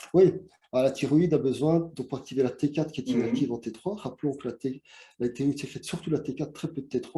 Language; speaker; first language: French; native; French